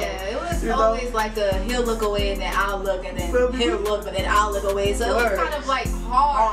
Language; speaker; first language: English; native; English